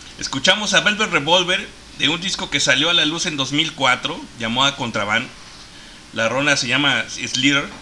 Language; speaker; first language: Spanish; native; Spanish